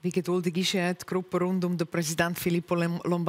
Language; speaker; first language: German; native; German